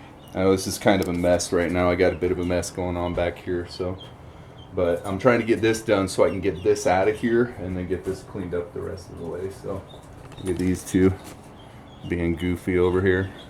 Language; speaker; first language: English; native; English